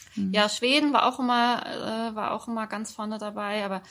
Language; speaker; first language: German; early bilingual, other home language; Persian